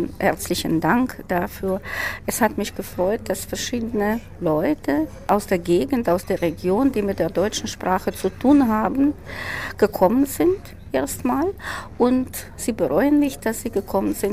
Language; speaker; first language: German; non-native, fluent; Russian